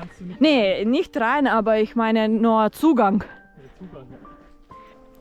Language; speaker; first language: German; non-native, learner; Ukrainian